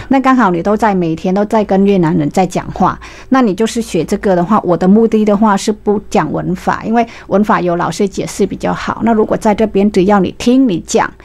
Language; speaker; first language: Chinese; non-native, fluent; Vietnamese